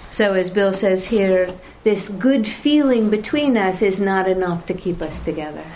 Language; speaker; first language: English; native; English